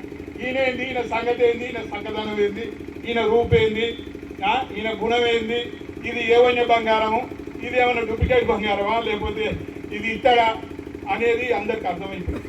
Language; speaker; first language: Telugu; native; Telugu